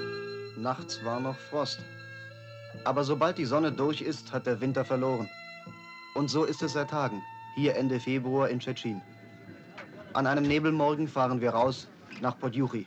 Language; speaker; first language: German; native; German